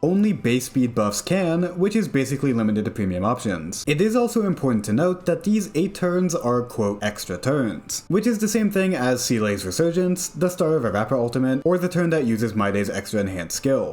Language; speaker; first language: English; native; English